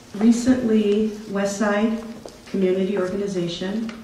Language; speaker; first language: English; native; English